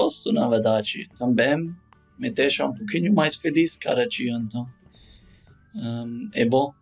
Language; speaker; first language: Portuguese; non-native, learner; German